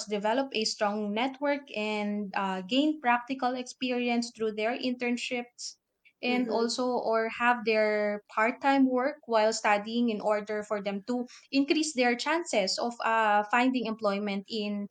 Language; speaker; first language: English; non-native, local second language; Filipino